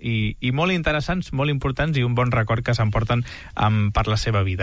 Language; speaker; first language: Catalan; native; Catalan